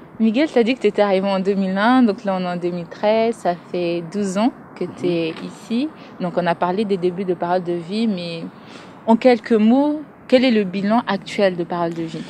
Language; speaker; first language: French; native; French